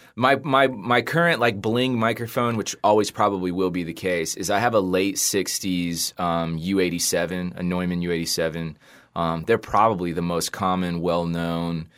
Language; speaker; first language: English; native; English